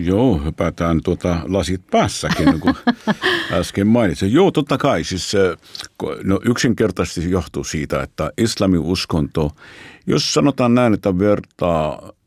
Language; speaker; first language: Finnish; non-native, fluent; Arabic